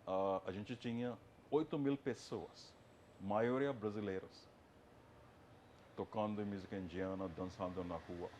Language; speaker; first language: Portuguese; non-native, fluent; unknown